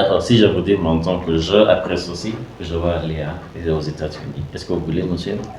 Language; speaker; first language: French; non-native, learner; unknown